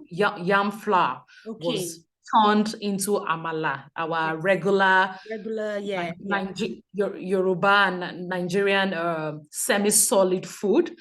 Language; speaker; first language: English; non-native, local second language; Yoruba